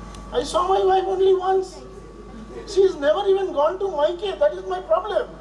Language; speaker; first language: English; non-native, local second language; Bangla